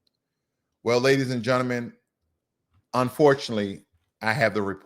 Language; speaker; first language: English; native; English